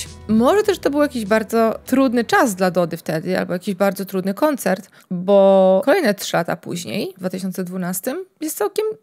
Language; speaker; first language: Polish; native; Polish